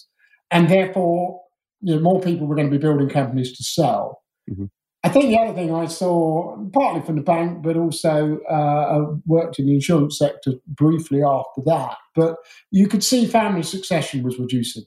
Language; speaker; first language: English; native; English